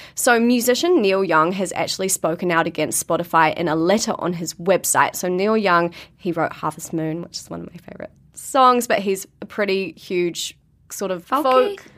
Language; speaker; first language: English; native; English